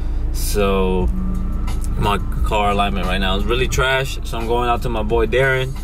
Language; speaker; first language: English; native; English